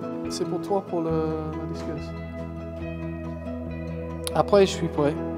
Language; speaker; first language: French; non-native, fluent; English